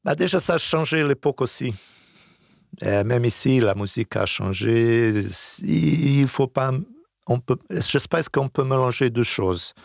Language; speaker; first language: French; non-native, fluent; Bosnian